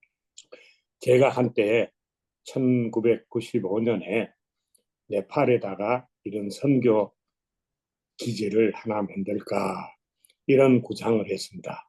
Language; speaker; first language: Korean; native; Korean